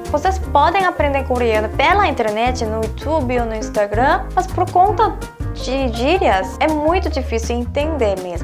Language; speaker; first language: Portuguese; non-native, fluent; Korean